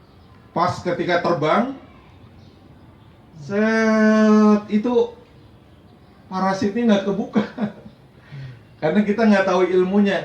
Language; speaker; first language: Indonesian; native; Indonesian